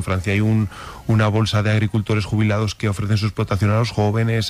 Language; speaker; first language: Spanish; native; Spanish